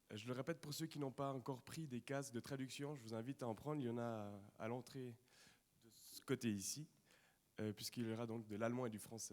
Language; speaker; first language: French; native; French